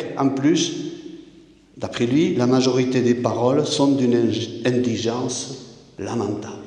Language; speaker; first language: French; native; French